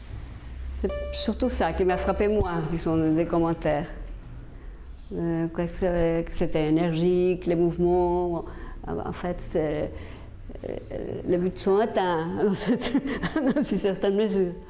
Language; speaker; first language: French; non-native, fluent; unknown